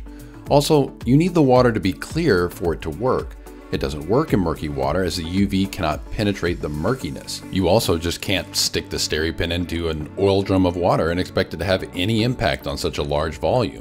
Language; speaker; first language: English; native; English